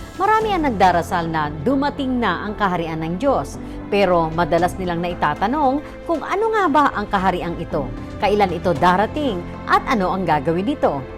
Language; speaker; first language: Filipino; native; Filipino